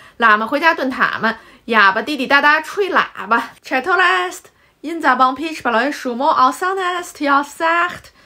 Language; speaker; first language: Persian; non-native, fluent; Chinese